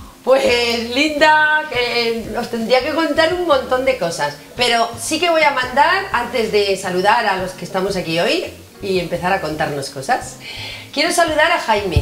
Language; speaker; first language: Spanish; native; Spanish